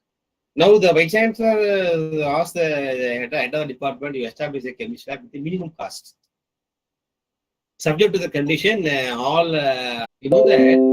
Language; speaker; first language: English; non-native, local second language; Tamil